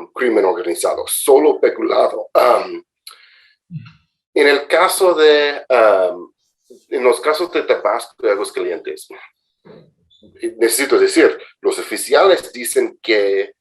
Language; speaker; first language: Spanish; non-native, fluent; English